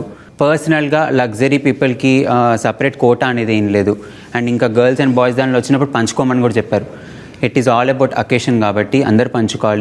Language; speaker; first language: Telugu; native; Telugu